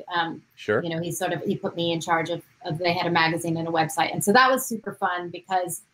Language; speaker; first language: English; native; English